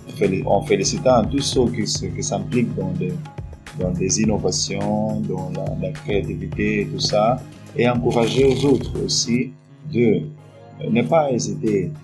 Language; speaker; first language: French; non-native, fluent; Portuguese